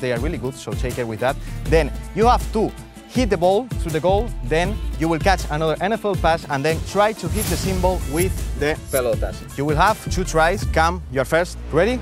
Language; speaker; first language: English; non-native, fluent; Spanish